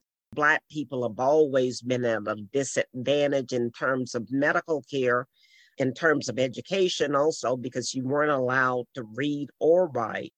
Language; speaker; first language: English; native; English